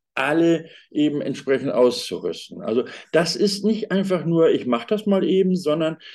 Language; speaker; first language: German; native; German